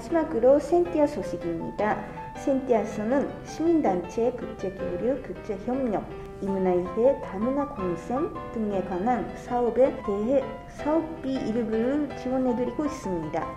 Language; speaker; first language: Korean; non-native, fluent; Japanese